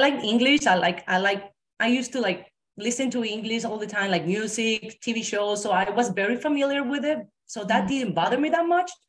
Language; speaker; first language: English; non-native, fluent; Spanish